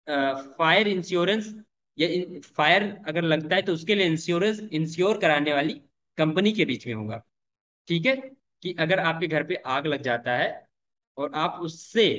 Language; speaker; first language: Hindi; native; Hindi